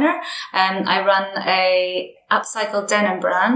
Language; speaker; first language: English; native; English